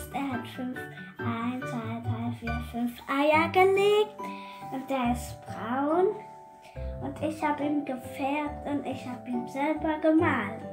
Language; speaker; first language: German; early bilingual, other home language; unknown